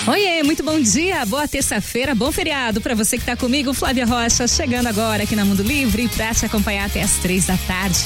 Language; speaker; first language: Portuguese; native; Portuguese